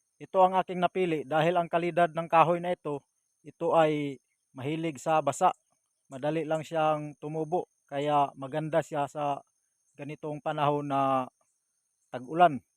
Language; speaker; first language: Filipino; non-native, local second language; Cebuano